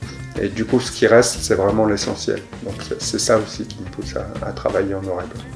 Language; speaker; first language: French; native; French